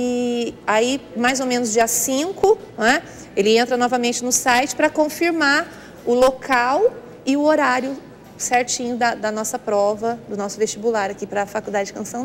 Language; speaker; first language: Portuguese; native; Portuguese